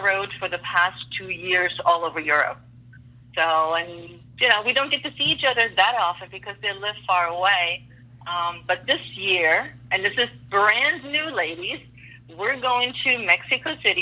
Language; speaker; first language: English; non-native, fluent; German